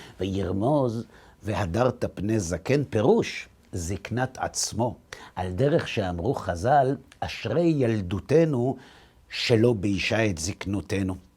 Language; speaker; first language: Hebrew; native; Hebrew